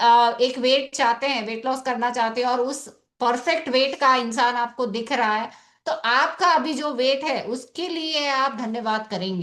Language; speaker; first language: Hindi; native; Hindi